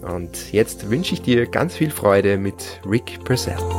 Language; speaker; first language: German; native; German